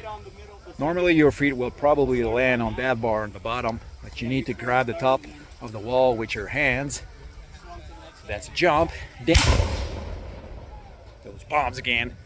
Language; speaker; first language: English; non-native, local second language; French